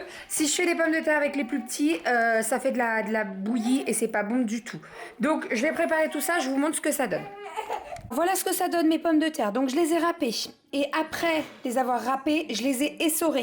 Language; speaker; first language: French; native; French